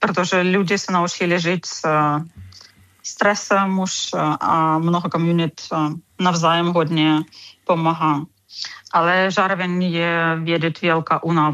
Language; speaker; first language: Czech; non-native, learner; Ukrainian